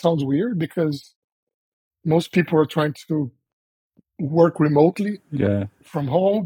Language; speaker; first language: English; non-native, fluent; Portuguese